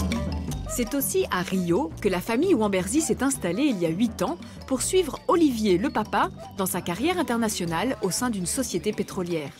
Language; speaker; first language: French; native; French